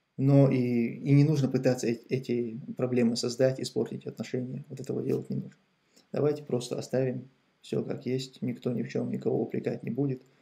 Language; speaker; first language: Russian; non-native, local second language; Chechen